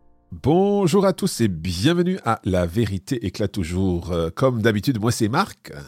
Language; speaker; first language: French; native; French